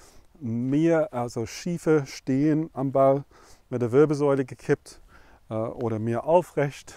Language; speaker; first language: German; non-native, fluent; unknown